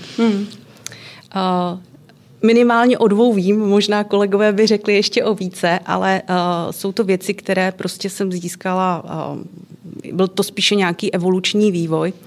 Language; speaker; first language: Czech; native; Czech